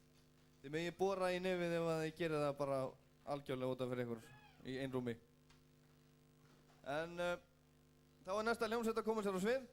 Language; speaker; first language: Icelandic; native; Icelandic